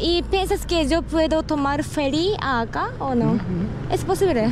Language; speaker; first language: Spanish; non-native, learner; Japanese